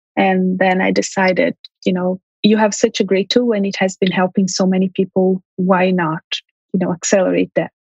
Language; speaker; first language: English; early bilingual, heritage; Armenian